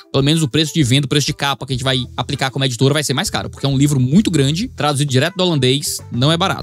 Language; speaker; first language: Portuguese; native; Portuguese